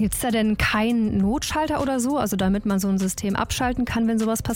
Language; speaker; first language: German; native; German